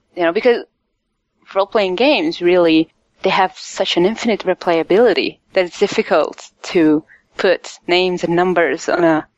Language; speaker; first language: English; non-native, fluent; Italian